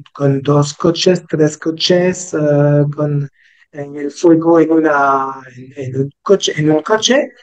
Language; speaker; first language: Spanish; non-native, learner; French